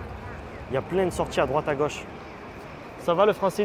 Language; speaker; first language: French; native; French